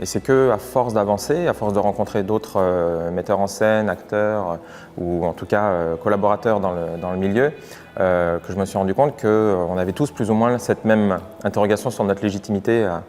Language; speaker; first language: French; native; French